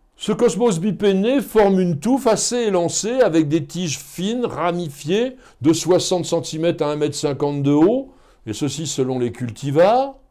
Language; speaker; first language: French; native; French